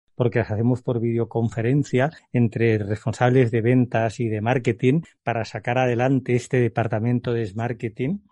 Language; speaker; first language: Spanish; native; Spanish